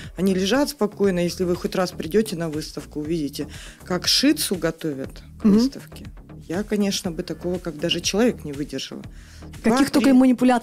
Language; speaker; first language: Russian; native; Russian